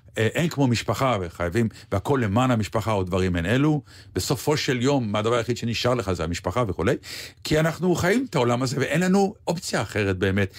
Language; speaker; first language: Hebrew; native; Hebrew